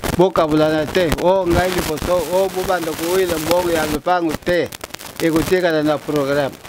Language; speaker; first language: Lingala; non-native, local second language; Luba-Lulua